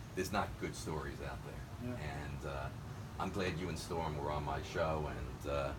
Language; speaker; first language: English; native; English